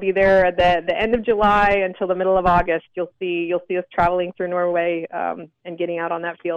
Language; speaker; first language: English; native; English